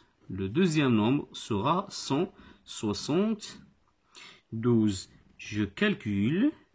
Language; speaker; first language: French; non-native, local second language; Arabic